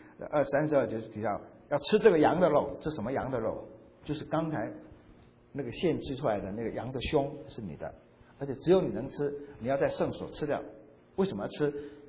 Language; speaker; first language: Chinese; native; Chinese